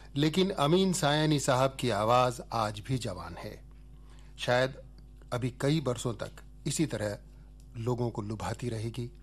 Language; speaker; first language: Hindi; native; Hindi